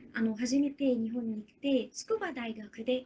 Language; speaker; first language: Japanese; non-native, learner; Arabic